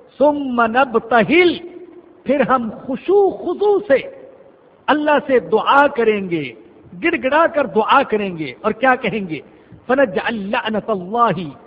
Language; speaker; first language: Urdu; non-native, local second language; Punjabi